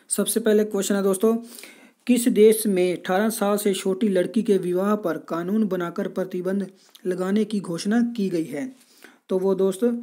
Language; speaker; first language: Hindi; non-native, local second language; Punjabi